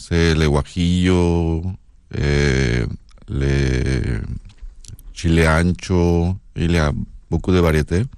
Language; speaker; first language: French; non-native, learner; Spanish